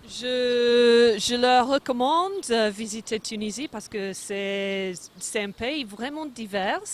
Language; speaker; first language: French; non-native, fluent; English